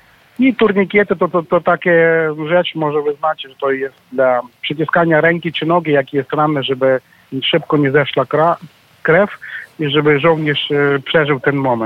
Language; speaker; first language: Polish; non-native, learner; Ukrainian